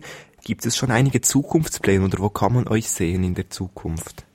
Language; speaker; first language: German; native; German